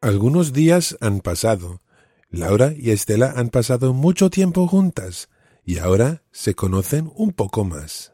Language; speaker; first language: Spanish; non-native, fluent; English